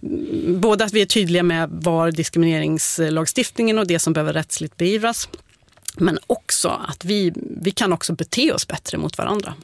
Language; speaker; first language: Swedish; native; Swedish